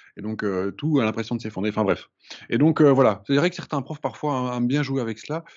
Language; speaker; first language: French; native; French